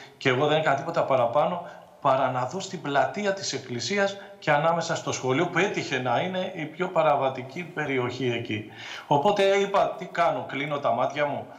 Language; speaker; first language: Greek; native; Greek